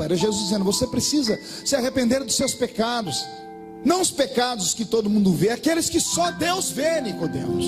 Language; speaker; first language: Portuguese; native; Portuguese